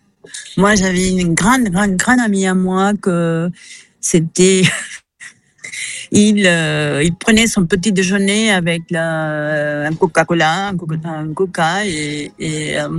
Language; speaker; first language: French; non-native, fluent; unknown